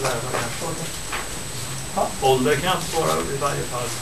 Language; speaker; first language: Swedish; native; Swedish